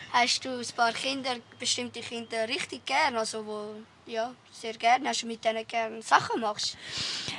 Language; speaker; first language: German; native; German